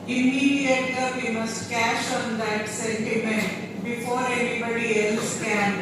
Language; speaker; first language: English; non-native, local second language; Telugu